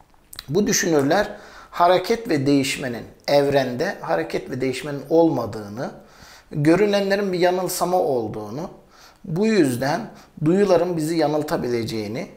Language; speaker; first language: Turkish; native; Turkish